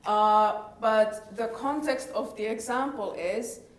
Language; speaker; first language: English; non-native, fluent; Finnish